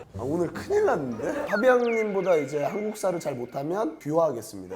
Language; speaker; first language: Korean; native; Korean